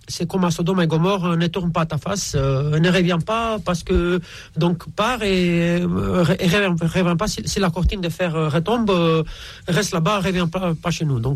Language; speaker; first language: French; non-native, fluent; Romanian